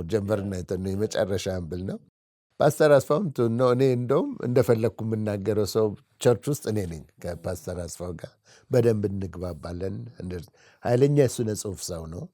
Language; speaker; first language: Amharic; native; Amharic